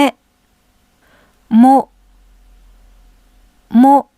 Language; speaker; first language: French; non-native, fluent; Japanese